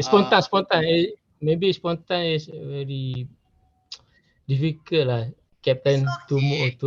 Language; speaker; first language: English; non-native, learner; Malay